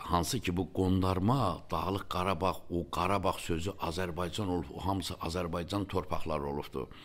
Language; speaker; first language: Azerbaijani; native; Azerbaijani